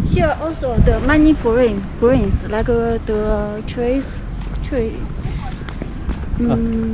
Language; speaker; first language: English; non-native, learner; Chinese